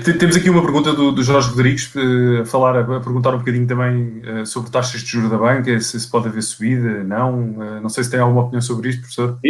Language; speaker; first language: Portuguese; native; Portuguese